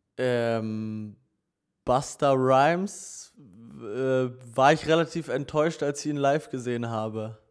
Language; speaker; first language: German; native; German